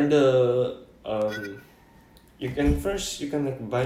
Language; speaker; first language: English; non-native, local second language; Filipino